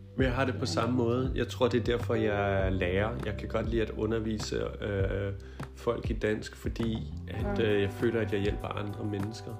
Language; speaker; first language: Danish; native; Danish